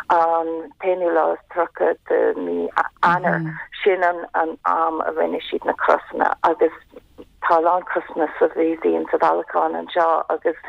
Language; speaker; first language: Irish; non-native, local second language; English